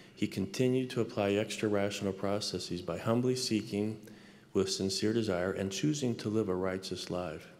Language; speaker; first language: English; native; English